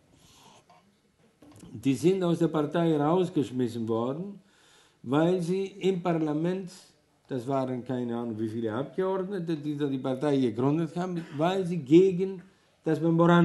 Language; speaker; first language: German; non-native, fluent; Greek